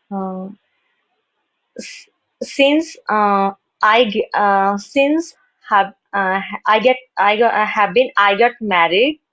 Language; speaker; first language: English; non-native, learner; Hindi